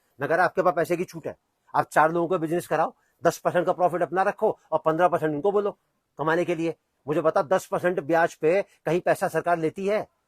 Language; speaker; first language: Hindi; native; Hindi